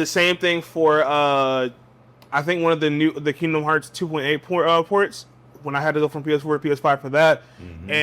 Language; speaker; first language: English; native; English